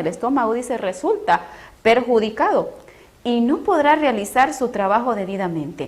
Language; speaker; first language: Spanish; native; Spanish